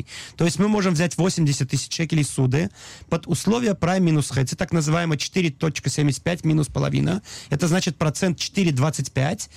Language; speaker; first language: Russian; native; Russian